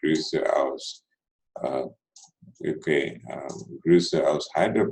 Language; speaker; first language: German; non-native, fluent; Telugu